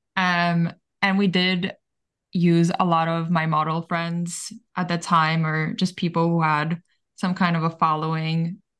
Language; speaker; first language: English; early bilingual, other home language; Bulgarian